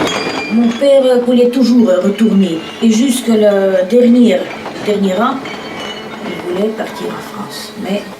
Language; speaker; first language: French; early bilingual, heritage; Russian